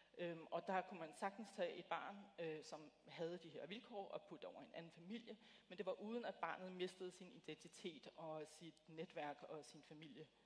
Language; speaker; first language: Danish; native; Danish